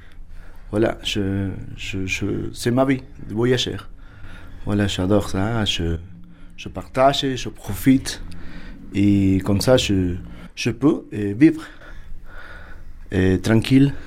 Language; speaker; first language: French; non-native, learner; Spanish